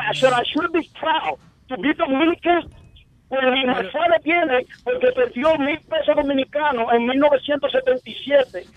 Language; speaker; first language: Spanish; native; Spanish